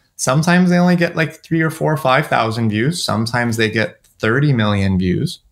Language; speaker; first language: English; native; English